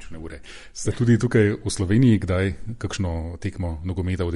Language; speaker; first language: Slovenian; native; Slovenian